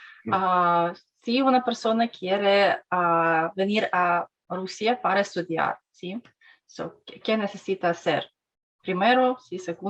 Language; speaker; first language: Spanish; non-native, learner; Russian